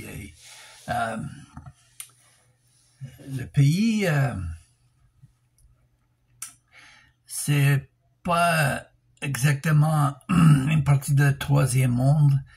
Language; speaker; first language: French; non-native, local second language; English